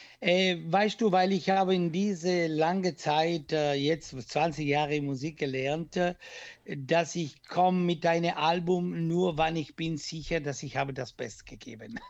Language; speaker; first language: German; non-native, fluent; Italian